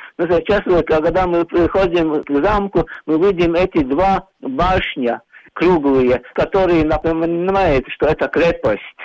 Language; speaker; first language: Russian; non-native, local second language; Latvian